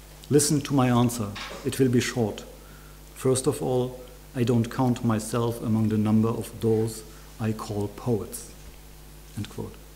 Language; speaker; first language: English; non-native, fluent; German